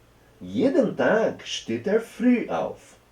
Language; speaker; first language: German; non-native, fluent; Portuguese